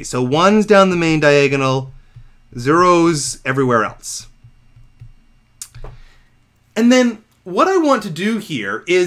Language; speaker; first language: English; native; English